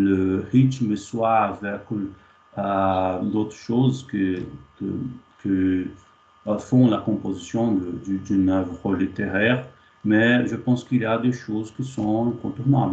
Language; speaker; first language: French; non-native, fluent; Portuguese